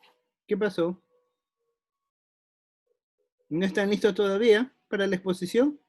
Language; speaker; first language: Spanish; native; Spanish